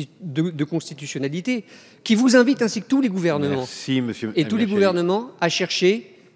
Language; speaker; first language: French; native; French